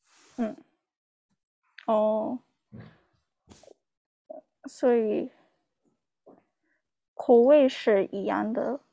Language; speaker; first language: Chinese; non-native, learner; English